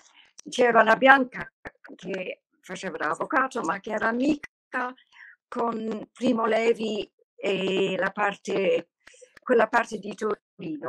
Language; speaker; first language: Italian; non-native, fluent; English